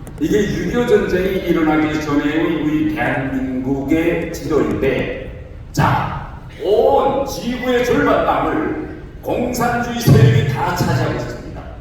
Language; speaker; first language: Korean; native; Korean